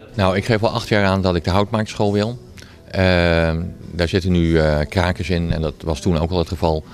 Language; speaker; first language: Dutch; native; Dutch